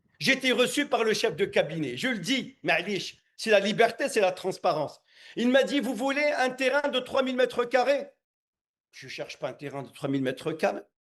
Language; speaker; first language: French; non-native, local second language; Arabic